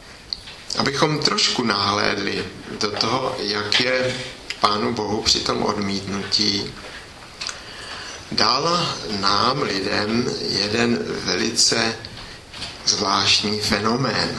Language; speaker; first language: Czech; native; Czech